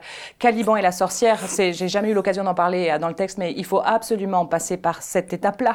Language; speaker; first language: French; native; French